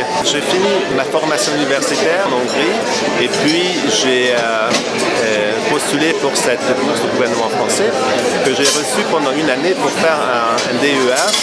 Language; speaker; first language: French; non-native, fluent; Hungarian